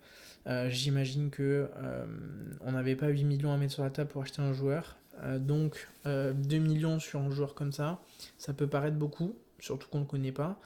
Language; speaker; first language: French; native; French